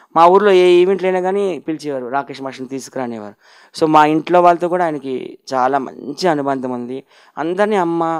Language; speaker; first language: Telugu; native; Telugu